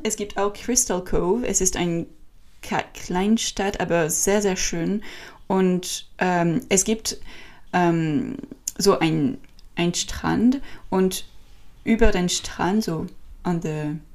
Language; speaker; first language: German; non-native, learner; French